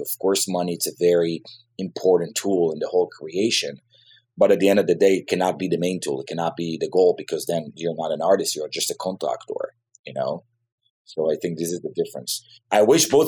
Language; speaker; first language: English; non-native, fluent; Hebrew